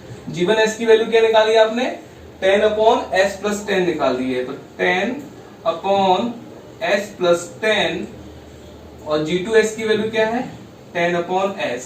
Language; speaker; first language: Hindi; native; Hindi